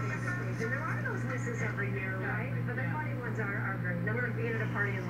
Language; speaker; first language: English; native; English